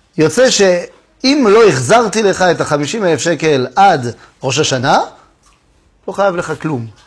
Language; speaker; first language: Hebrew; non-native, fluent; French